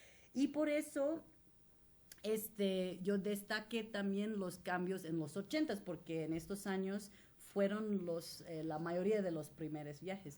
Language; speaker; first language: Spanish; non-native, fluent; English